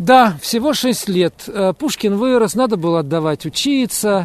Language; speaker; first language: Russian; native; Russian